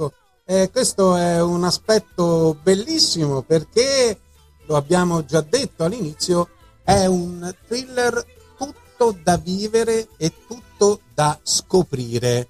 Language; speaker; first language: Italian; native; Italian